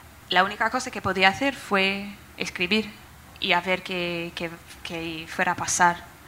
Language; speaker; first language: Spanish; non-native, fluent; English